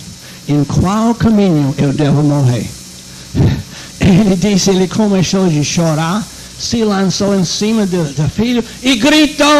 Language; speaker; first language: Portuguese; non-native, fluent; English